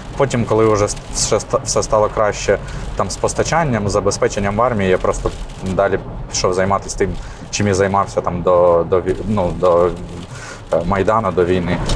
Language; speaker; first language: Ukrainian; native; Ukrainian